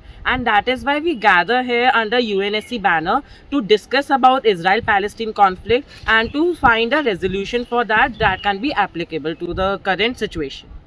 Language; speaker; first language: English; non-native, local second language; Hindi